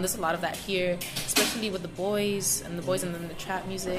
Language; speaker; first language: English; non-native, fluent; Spanish